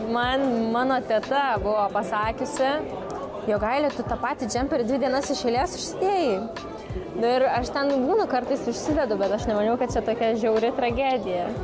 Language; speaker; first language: Lithuanian; native; Lithuanian